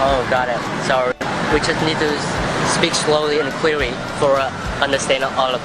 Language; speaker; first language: English; non-native, learner; Vietnamese